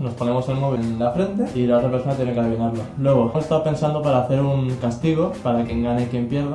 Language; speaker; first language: Spanish; native; Spanish